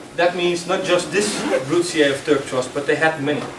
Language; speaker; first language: English; non-native, fluent; Dutch